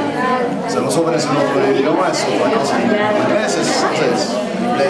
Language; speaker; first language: Spanish; non-native, learner; English